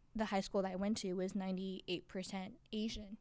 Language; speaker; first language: English; early bilingual, other home language; Chinese